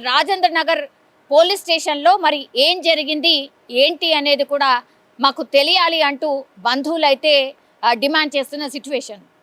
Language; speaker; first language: Telugu; native; Telugu